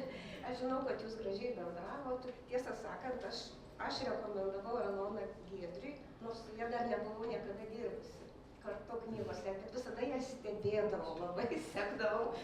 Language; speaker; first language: Lithuanian; native; Lithuanian